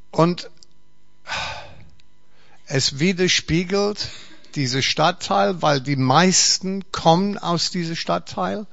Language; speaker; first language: German; non-native, fluent; English